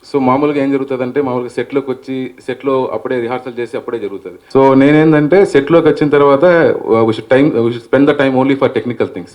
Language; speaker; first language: Telugu; native; Telugu